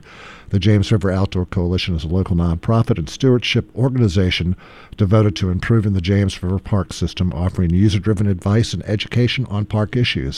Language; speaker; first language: English; native; English